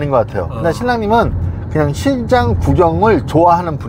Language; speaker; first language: Korean; native; Korean